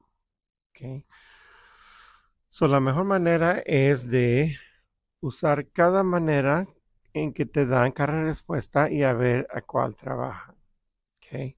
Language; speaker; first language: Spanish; early bilingual, heritage; Spanish